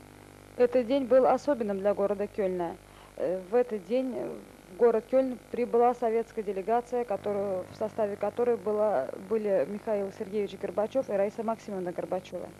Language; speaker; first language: Russian; native; Russian